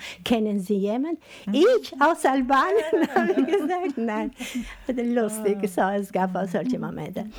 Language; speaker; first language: German; non-native, fluent; Albanian